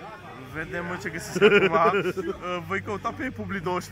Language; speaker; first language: Romanian; native; Romanian